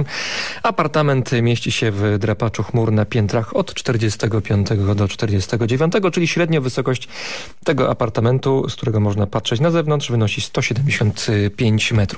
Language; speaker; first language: Polish; native; Polish